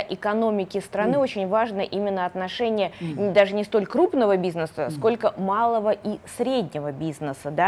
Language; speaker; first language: Russian; native; Russian